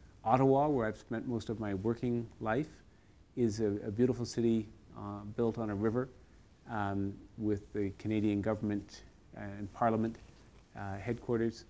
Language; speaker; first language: English; native; English